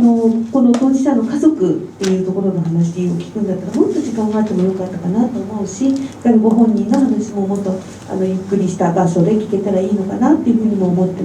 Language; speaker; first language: Japanese; native; Japanese